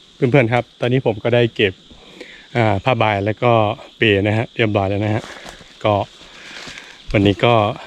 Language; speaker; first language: Thai; non-native, local second language; S'gaw Karen